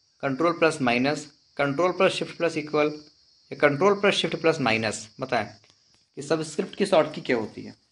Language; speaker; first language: Hindi; native; Hindi